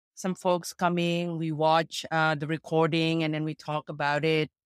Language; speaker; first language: English; non-native, fluent; Indonesian